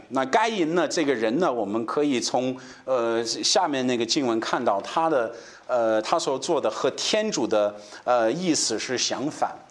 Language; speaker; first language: Chinese; non-native, fluent; English